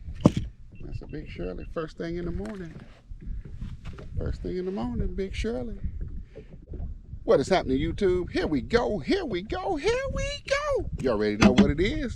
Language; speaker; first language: English; native; English